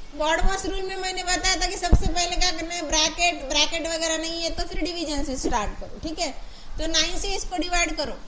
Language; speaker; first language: Hindi; non-native, local second language; Marathi